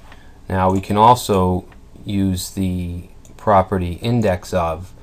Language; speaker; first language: English; native; English